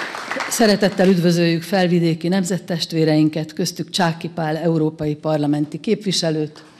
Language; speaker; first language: Hungarian; native; Hungarian